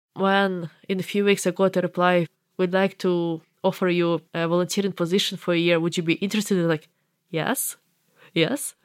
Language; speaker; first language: English; non-native, fluent; Ukrainian